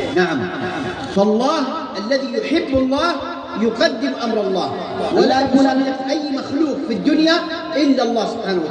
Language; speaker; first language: Arabic; native; Arabic